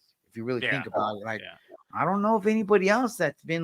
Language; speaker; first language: English; native; English